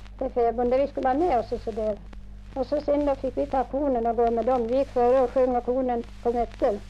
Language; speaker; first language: Swedish; native; Swedish